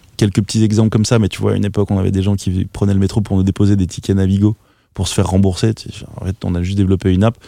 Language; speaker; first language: French; native; French